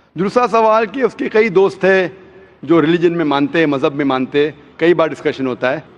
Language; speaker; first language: Hindi; non-native, local second language; Konkani